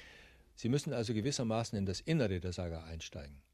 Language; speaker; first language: German; native; German